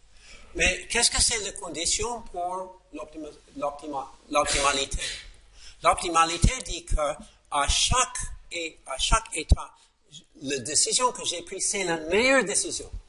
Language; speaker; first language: French; non-native, fluent; English